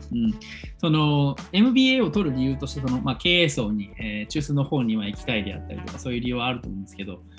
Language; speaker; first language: Japanese; native; Japanese